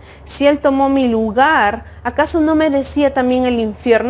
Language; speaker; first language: Spanish; native; Spanish